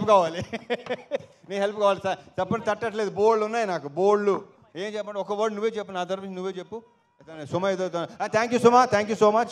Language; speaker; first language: Telugu; native; Telugu